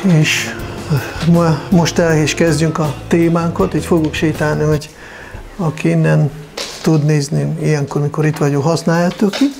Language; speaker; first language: Hungarian; non-native, fluent; Russian